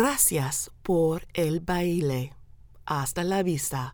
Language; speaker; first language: Spanish; non-native, learner; English